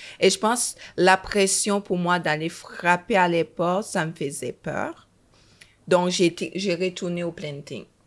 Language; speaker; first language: French; early bilingual, other home language; Haitian Creole